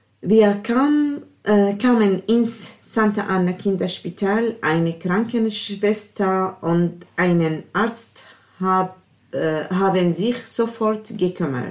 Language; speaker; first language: German; non-native, learner; Arabic